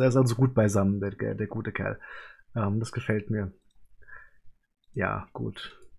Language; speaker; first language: German; native; German